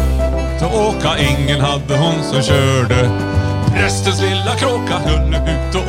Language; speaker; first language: Swedish; native; Swedish